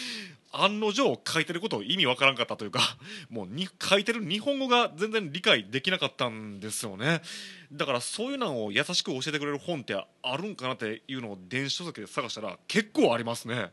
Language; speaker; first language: Japanese; native; Japanese